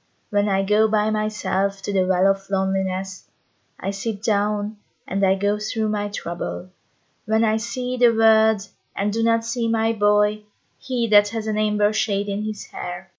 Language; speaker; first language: English; non-native, fluent; Hungarian